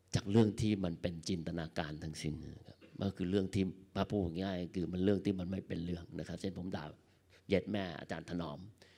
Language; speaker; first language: Thai; native; Thai